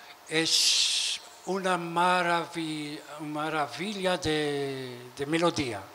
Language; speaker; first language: Spanish; non-native, learner; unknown